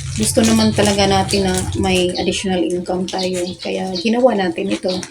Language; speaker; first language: Filipino; non-native, local second language; Cebuano